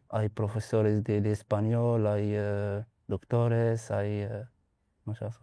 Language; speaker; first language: Spanish; non-native, learner; Arabic